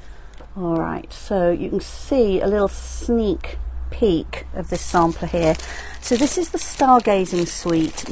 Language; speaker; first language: English; native; English